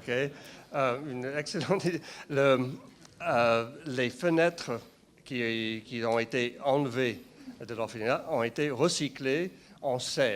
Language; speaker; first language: French; non-native, fluent; English